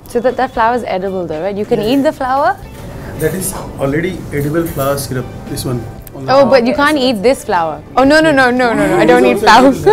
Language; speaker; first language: English; native; English